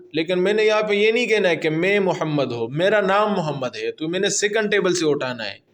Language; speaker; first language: Urdu; non-native, local second language; Pashto